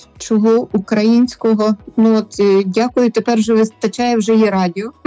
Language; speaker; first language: Ukrainian; native; Ukrainian